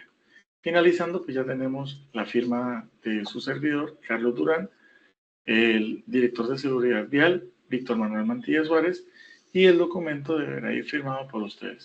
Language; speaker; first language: Spanish; native; Spanish